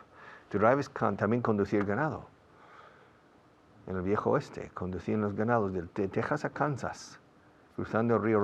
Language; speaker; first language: Spanish; non-native, fluent; English